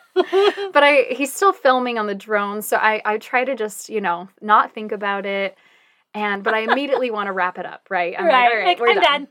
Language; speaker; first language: English; native; English